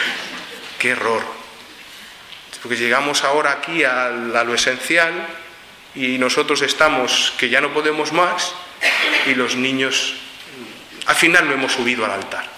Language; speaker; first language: Spanish; native; Spanish